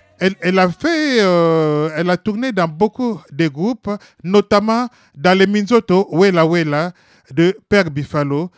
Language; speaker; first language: French; non-native, local second language; Lingala